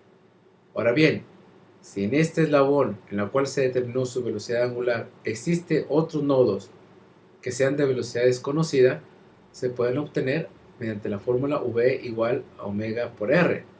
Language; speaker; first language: Spanish; native; Spanish